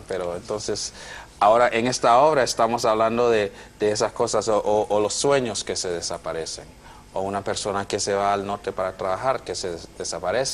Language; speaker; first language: Spanish; non-native, fluent; English